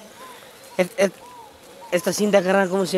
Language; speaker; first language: Spanish; native; Spanish